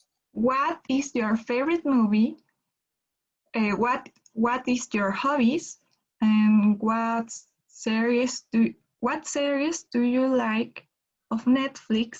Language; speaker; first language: English; non-native, learner; Spanish